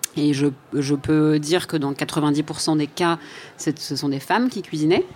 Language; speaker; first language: French; native; French